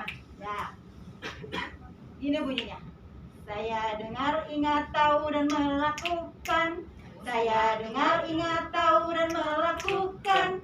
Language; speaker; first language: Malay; non-native, local second language; Sundanese